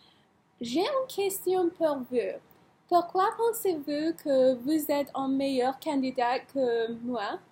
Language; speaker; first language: French; non-native, learner; English